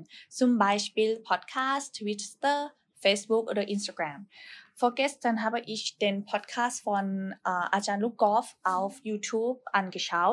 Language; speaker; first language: German; non-native, learner; Thai